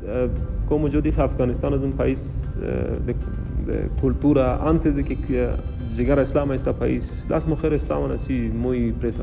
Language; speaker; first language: Spanish; non-native, fluent; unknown